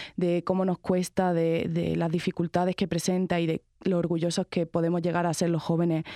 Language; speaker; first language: Spanish; native; Spanish